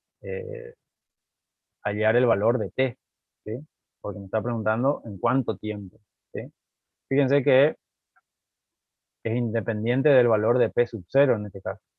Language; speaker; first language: Spanish; native; Spanish